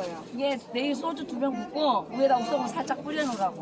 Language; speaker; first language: Korean; native; Korean